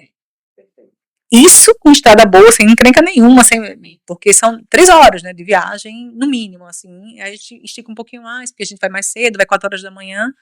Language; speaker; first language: Portuguese; native; Portuguese